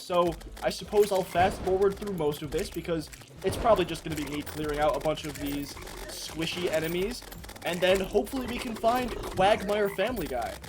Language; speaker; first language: English; native; English